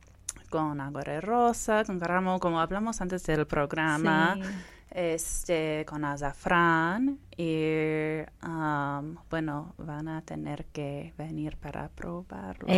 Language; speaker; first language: Spanish; non-native, learner; Persian